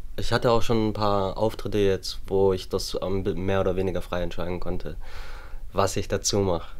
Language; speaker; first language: German; native; German